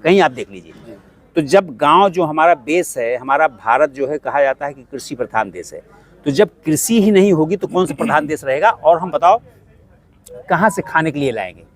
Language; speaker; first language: Hindi; native; Hindi